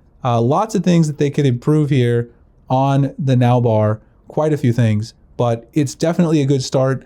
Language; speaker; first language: English; native; English